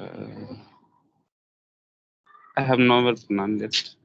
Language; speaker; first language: English; non-native, learner; Hindi